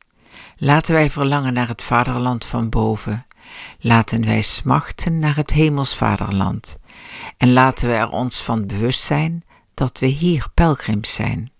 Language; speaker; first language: Dutch; native; Dutch